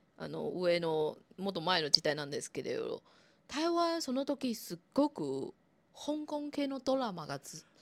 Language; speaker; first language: Japanese; non-native, fluent; Chinese